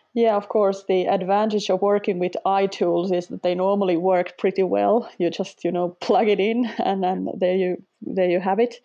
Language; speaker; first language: English; non-native, fluent; Finnish